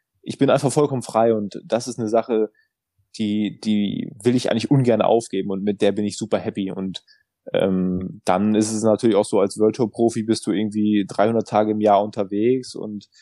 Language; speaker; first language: German; native; German